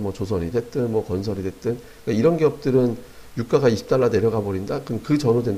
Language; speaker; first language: Korean; native; Korean